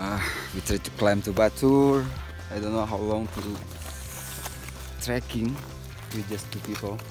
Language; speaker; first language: English; non-native, learner; Indonesian